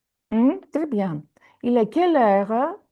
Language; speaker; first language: French; non-native, fluent; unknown